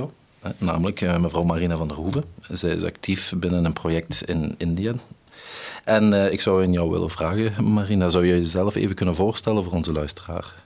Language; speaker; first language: Dutch; native; Dutch